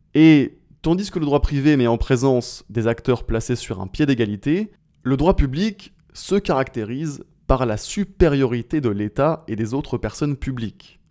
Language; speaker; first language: French; native; French